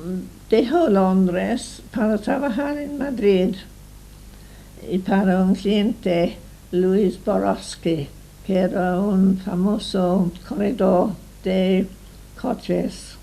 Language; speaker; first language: Spanish; non-native, fluent; English